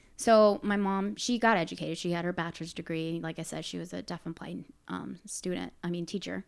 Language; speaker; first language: English; native; English